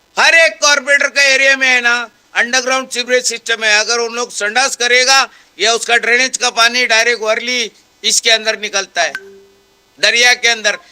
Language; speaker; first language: Hindi; non-native, local second language; Marathi